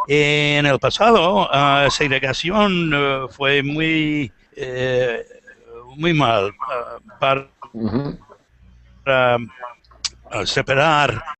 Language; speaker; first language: Spanish; non-native, learner; English